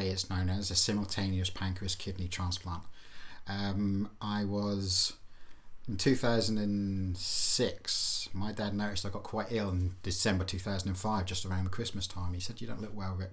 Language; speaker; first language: English; native; English